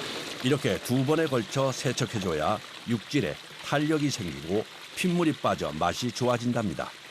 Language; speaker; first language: Korean; native; Korean